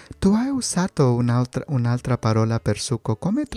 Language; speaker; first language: Italian; non-native, learner; Spanish